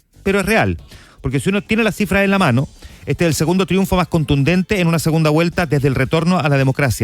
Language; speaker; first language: Spanish; native; Spanish